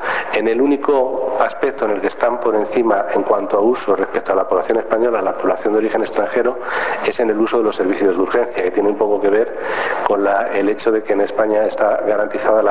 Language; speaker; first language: Spanish; native; Spanish